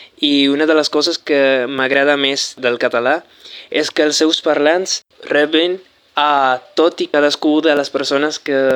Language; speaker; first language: Catalan; non-native, fluent; Spanish